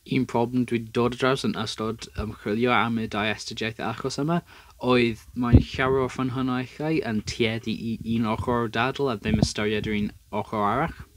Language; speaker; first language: Welsh; non-native, local second language; English